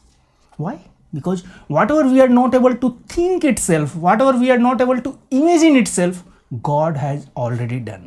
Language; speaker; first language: English; non-native, local second language; Hindi